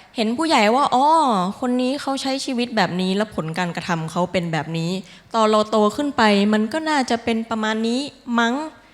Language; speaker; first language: Thai; native; Thai